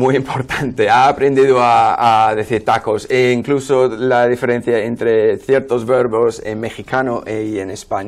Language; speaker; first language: Spanish; non-native, fluent; English